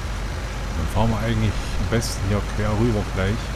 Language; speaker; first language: German; native; German